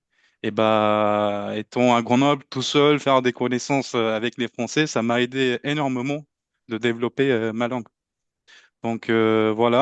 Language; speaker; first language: French; non-native, fluent; Turkish